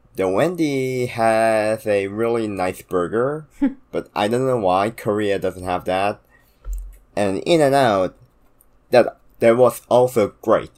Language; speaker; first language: English; non-native, fluent; Korean